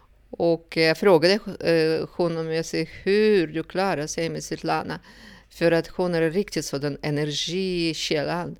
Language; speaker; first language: Swedish; non-native, fluent; Russian